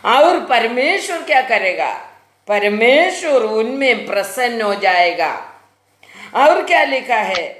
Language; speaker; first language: Hindi; non-native, local second language; Malayalam